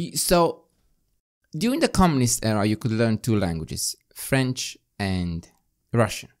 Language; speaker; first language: English; non-native, fluent; Romanian